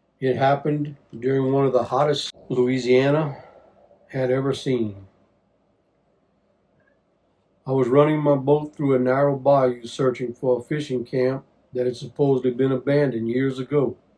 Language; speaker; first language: English; native; English